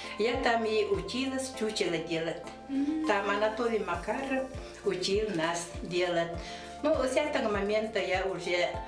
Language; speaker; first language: Russian; non-native, local second language; Yakut